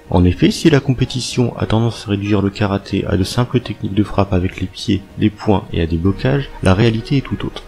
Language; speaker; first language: French; native; French